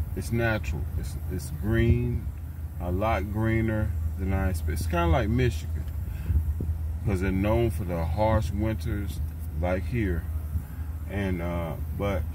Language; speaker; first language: English; native; English